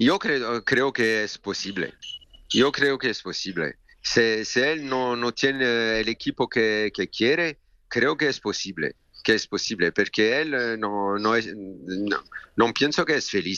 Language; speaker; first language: Spanish; non-native, learner; French